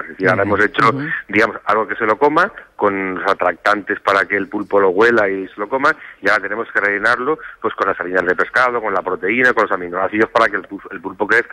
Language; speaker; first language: Spanish; native; Spanish